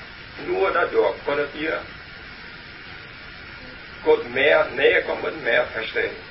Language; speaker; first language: German; non-native, learner; Vietnamese